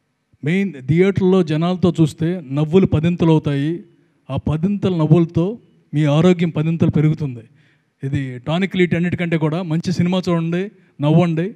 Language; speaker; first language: Telugu; native; Telugu